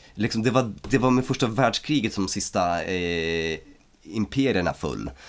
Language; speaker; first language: Swedish; native; Swedish